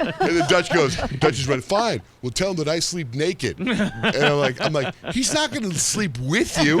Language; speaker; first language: English; native; English